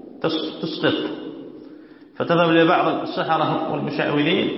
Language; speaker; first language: Arabic; native; Arabic